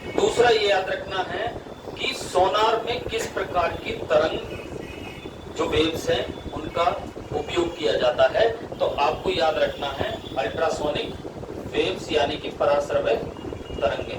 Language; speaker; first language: Hindi; native; Hindi